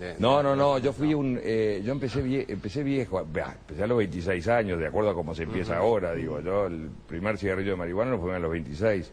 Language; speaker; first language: Spanish; native; Spanish